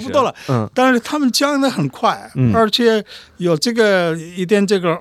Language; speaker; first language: Chinese; non-native, fluent; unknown